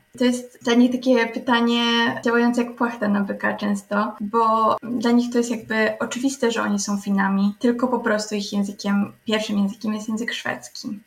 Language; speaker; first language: Polish; native; Polish